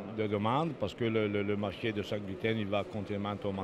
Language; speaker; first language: French; non-native, fluent; Italian